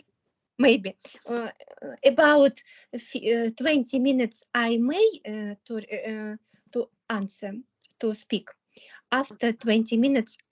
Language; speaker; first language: English; non-native, learner; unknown